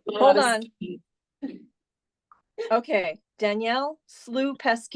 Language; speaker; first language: English; native; English